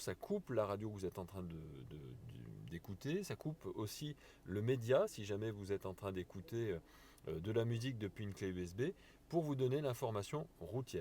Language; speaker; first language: French; native; French